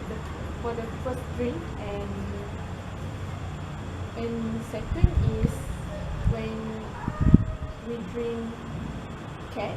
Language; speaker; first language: English; non-native, learner; Malay